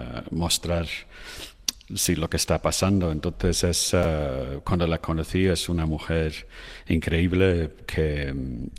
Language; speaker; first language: Spanish; non-native, fluent; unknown